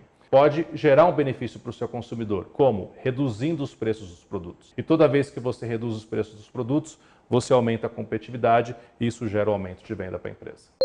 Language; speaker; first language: Portuguese; native; Portuguese